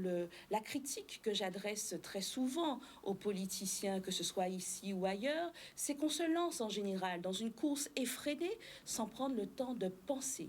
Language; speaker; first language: French; native; French